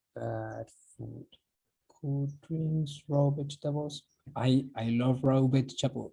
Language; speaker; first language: English; non-native, learner; Spanish